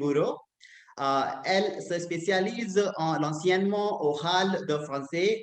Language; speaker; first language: French; non-native, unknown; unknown